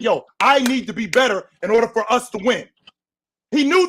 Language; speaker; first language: English; native; English